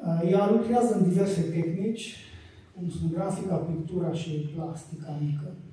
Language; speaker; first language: Romanian; non-native, local second language; Hungarian